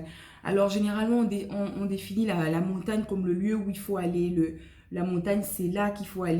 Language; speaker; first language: French; native; French